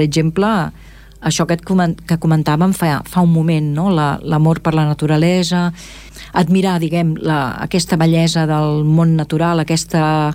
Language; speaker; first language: Catalan; native; Catalan